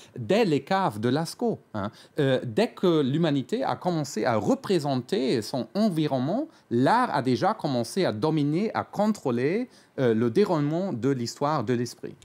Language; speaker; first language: French; non-native, fluent; German